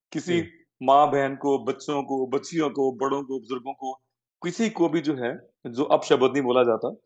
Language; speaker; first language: Hindi; native; Hindi